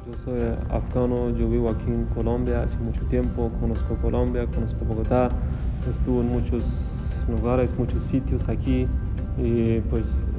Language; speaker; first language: Spanish; non-native, fluent; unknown